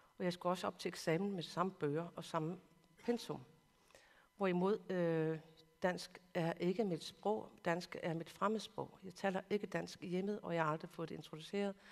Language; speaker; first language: Danish; non-native, local second language; Kalaallisut